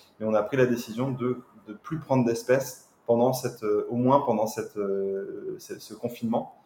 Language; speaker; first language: French; native; French